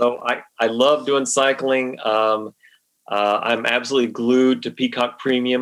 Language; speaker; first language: English; native; English